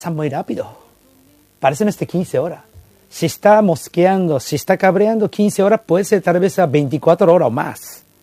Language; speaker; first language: Spanish; non-native, learner; Japanese